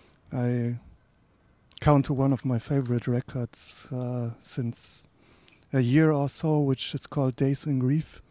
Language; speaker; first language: English; non-native, fluent; German